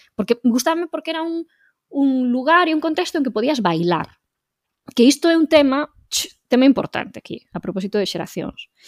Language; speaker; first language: Galician; native; Galician